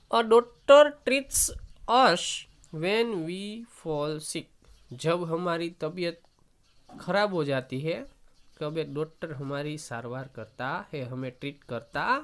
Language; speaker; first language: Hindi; non-native, local second language; Gujarati